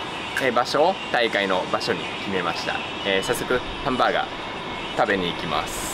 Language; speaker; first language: Japanese; native; Japanese